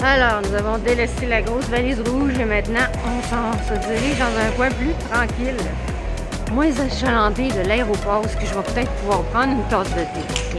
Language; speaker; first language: French; native; French